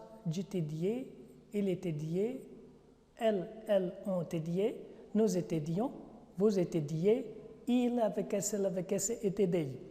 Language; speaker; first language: French; non-native, fluent; Arabic